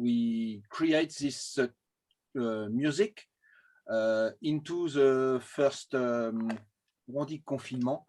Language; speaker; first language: English; non-native, learner; French